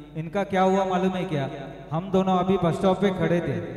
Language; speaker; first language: Hindi; non-native, local second language; Marathi